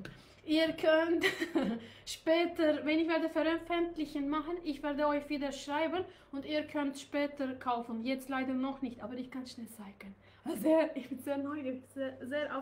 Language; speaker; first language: German; non-native, learner; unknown